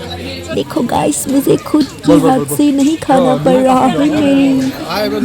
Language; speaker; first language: Hindi; non-native, local second language; Assamese